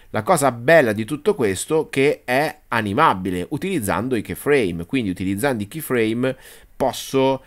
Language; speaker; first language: Italian; native; Italian